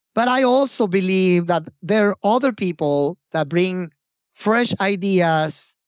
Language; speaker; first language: English; non-native, fluent; Spanish